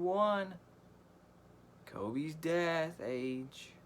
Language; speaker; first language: English; native; English